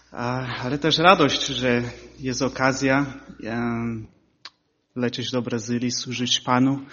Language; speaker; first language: Polish; early bilingual, heritage; Polish